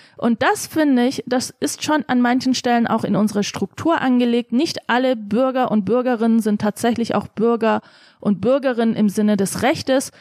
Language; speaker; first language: German; early bilingual, other home language; Turkish